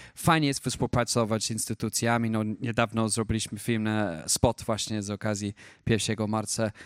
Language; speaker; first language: Polish; non-native, fluent; English